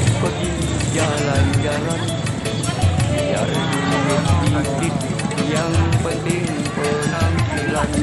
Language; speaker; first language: Malay; native; Malay